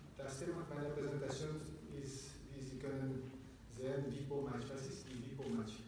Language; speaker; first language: German; non-native, fluent; Indonesian